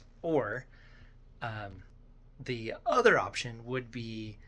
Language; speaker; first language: English; native; English